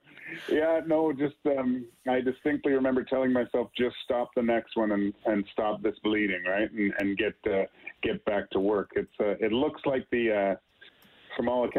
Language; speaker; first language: English; native; English